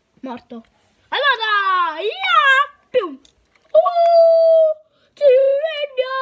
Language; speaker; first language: Italian; early bilingual, heritage; Italian